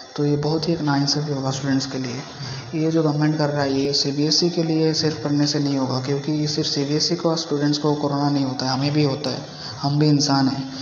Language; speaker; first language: Hindi; non-native, local second language; Bangla